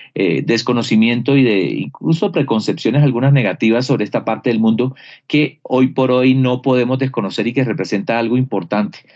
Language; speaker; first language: Spanish; native; Spanish